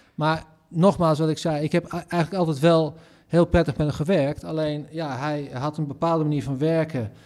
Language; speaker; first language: Dutch; native; Dutch